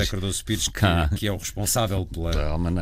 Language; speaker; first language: Portuguese; native; Portuguese